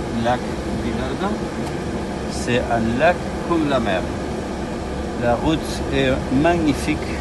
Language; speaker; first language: French; non-native, learner; Spanish